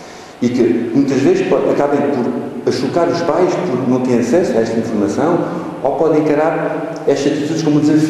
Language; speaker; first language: Portuguese; native; Portuguese